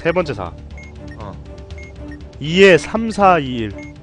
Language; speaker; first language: Korean; native; Korean